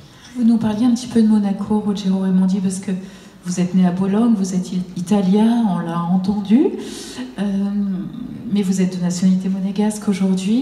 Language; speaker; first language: French; native; French